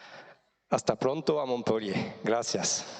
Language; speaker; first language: Spanish; non-native, fluent; French